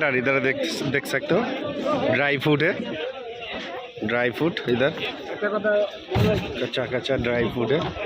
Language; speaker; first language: Hindi; non-native, local second language; Bangla